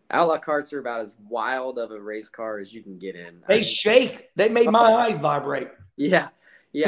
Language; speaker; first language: English; native; English